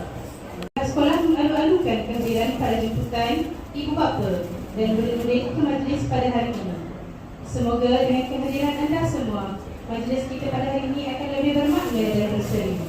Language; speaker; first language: Malay; native; Malay